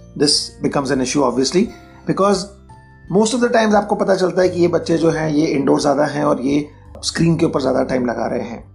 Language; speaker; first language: English; non-native, local second language; Hindi